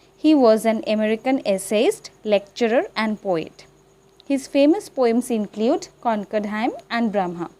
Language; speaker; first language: English; non-native, local second language; Bangla